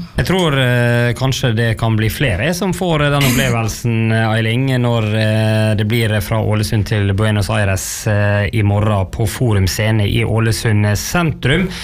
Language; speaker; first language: Norwegian; native; Norwegian